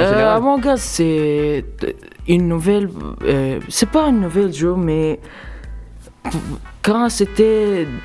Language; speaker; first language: French; non-native, local second language; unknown